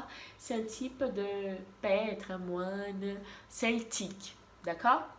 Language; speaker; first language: French; non-native, fluent; Portuguese